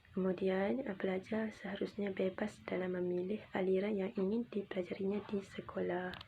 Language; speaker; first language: Malay; native; Malay